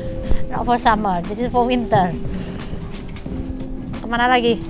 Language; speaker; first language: English; non-native, learner; Indonesian